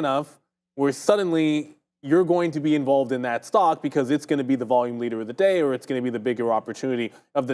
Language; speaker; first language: English; native; English